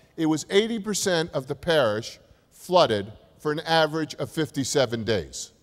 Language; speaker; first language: English; native; English